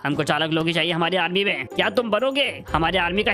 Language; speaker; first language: Hindi; native; Hindi